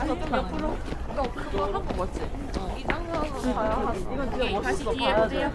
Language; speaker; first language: Korean; native; Korean